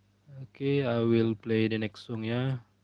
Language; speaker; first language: English; non-native, learner; Indonesian